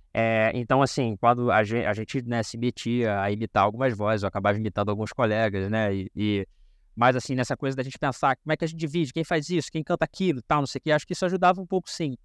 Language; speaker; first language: Portuguese; native; Portuguese